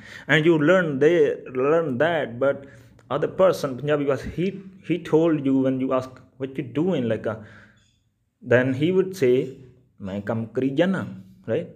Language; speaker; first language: English; non-native, local second language; Punjabi